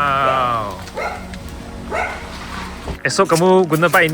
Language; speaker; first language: Indonesian; non-native, local second language; Chinese